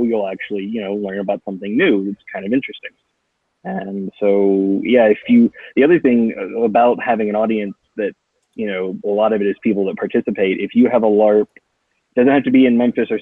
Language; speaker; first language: English; native; English